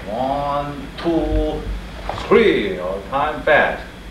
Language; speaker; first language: English; non-native, fluent; Korean